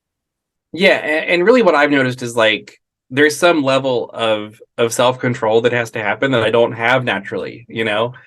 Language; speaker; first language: English; native; English